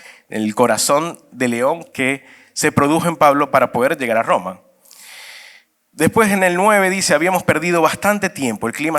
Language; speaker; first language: Spanish; native; Spanish